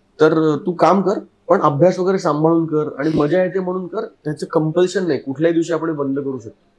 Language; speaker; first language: Marathi; native; Marathi